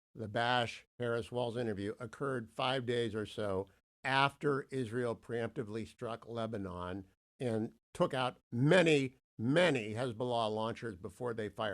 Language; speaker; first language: English; native; English